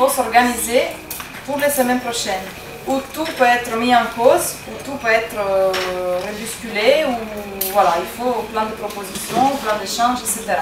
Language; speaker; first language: French; non-native, local second language; Luxembourgish